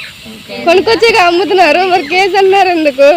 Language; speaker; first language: Telugu; native; Telugu